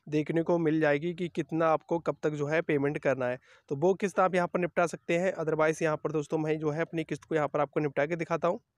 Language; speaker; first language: Hindi; native; Hindi